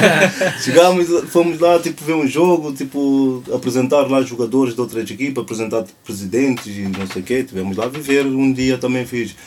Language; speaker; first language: Portuguese; non-native, local second language; Kabuverdianu